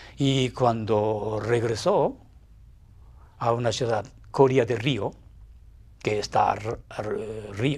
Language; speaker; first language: Spanish; non-native, fluent; Japanese